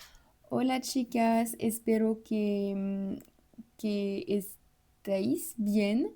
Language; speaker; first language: Spanish; non-native, learner; French